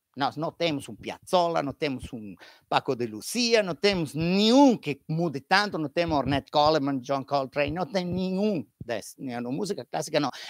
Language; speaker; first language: Portuguese; non-native, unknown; Italian